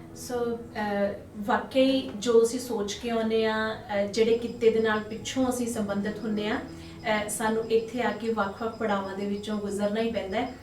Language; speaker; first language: Punjabi; native; Punjabi